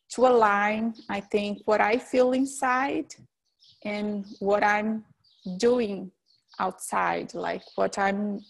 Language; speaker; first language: English; non-native, fluent; Portuguese